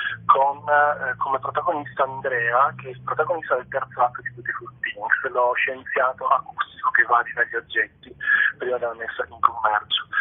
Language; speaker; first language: Italian; native; Italian